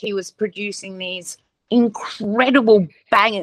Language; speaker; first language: English; native; English